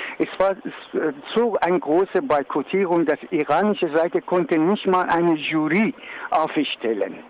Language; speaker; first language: German; non-native, learner; Persian